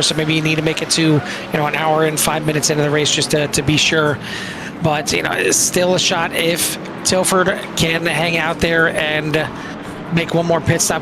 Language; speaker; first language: English; native; English